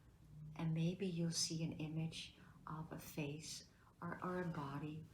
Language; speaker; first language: English; non-native, fluent; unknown